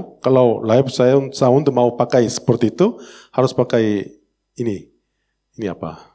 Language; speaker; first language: Indonesian; non-native, learner; Korean